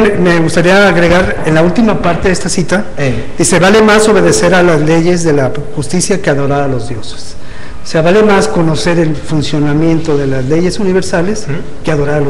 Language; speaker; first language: Spanish; native; Spanish